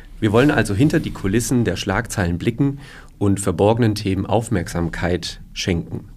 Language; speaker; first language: German; native; German